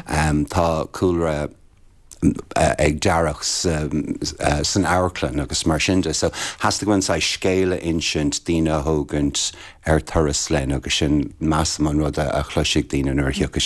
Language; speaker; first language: Irish; native; Irish